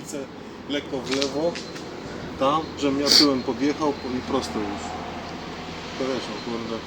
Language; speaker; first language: Polish; native; Polish